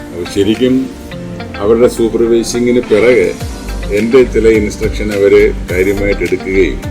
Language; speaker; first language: Malayalam; native; Malayalam